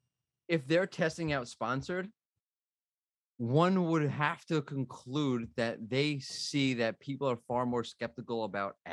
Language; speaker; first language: English; native; English